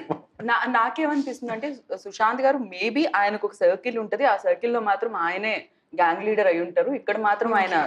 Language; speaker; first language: Telugu; native; Telugu